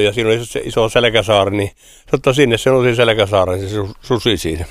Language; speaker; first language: Finnish; native; Finnish